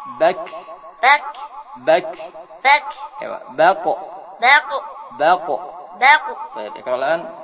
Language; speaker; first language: Arabic; non-native, fluent; Indonesian